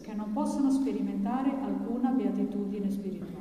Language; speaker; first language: Italian; native; Italian